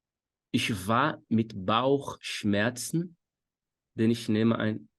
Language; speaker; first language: German; non-native, fluent; Portuguese